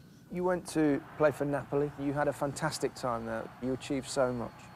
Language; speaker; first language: English; native; English